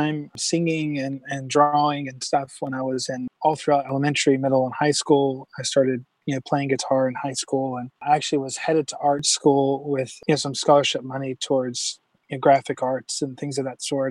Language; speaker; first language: English; native; English